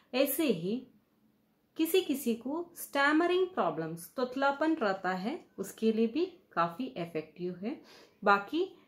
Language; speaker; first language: Hindi; non-native, local second language; Kannada